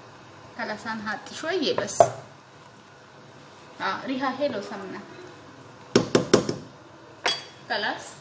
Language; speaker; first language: Arabic; non-native, learner; Amharic